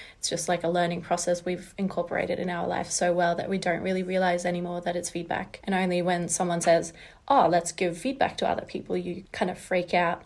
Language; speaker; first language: English; non-native, fluent; German